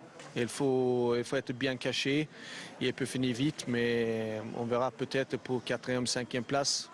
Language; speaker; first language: French; non-native, learner; Swedish